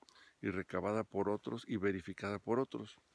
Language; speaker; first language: Spanish; native; Spanish